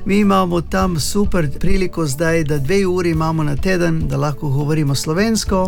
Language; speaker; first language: Slovenian; early bilingual, other home language; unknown